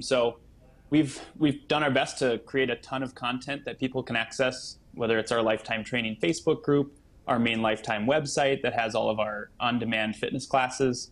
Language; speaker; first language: English; native; English